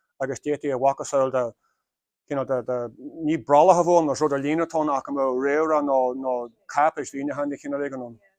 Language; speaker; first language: Irish; native; Irish